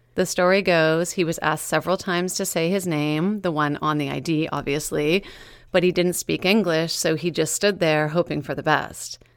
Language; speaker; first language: English; native; English